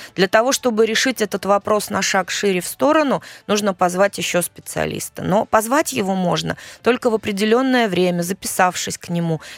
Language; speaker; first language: Russian; native; Russian